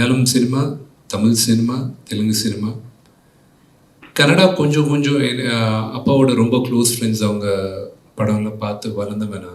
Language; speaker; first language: Tamil; non-native, local second language; Telugu